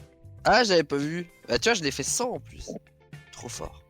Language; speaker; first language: French; native; French